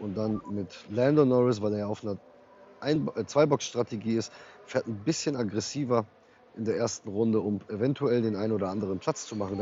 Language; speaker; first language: German; native; German